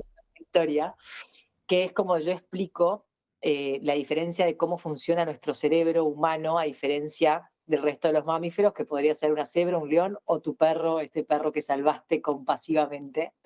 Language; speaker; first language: Spanish; native; Spanish